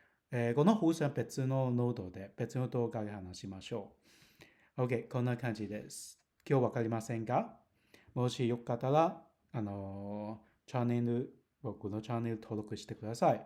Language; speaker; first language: Japanese; non-native, fluent; Cantonese